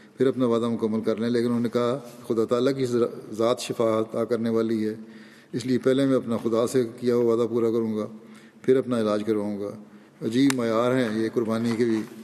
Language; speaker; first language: Urdu; native; Urdu